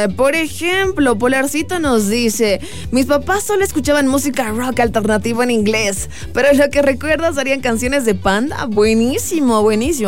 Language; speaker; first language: Spanish; native; Spanish